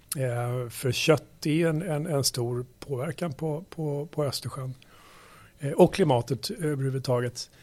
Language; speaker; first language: Swedish; native; Swedish